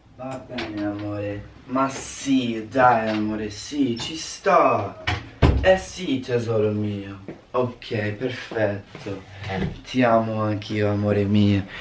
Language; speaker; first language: Italian; non-native, fluent; English